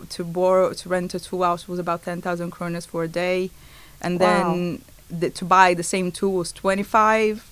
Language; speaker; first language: English; non-native, fluent; Portuguese